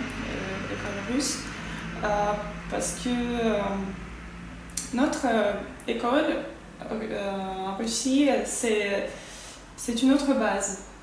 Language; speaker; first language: French; non-native, fluent; Russian